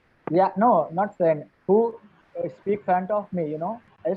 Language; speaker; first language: English; non-native, learner; Hindi